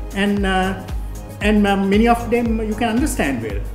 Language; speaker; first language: English; non-native, local second language; Sinhala